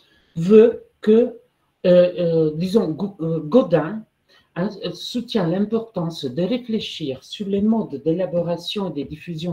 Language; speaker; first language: French; non-native, fluent; Italian